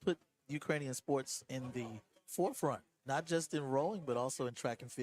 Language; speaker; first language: English; native; English